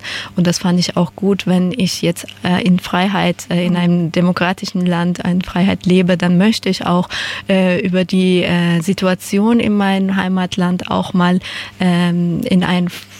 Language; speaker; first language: German; non-native, fluent; Persian